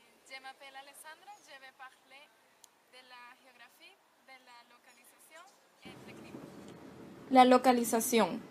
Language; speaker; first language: French; non-native, learner; Spanish